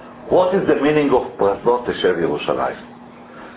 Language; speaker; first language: English; non-native, fluent; Hebrew